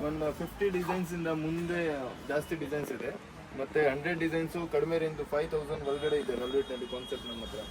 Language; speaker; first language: Kannada; non-native, local second language; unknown